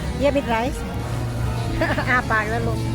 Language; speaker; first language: German; non-native, learner; Thai